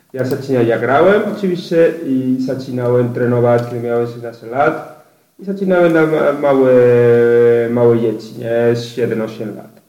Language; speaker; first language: Polish; non-native, learner; Spanish